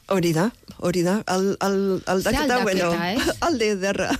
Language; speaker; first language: Basque; early bilingual, other home language; English